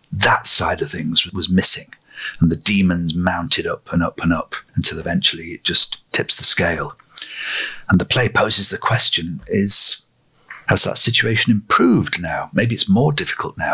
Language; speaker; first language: English; native; English